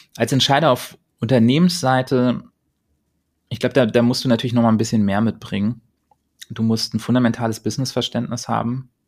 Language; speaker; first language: German; native; German